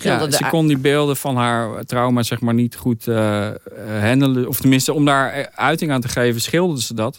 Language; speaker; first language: Dutch; native; Dutch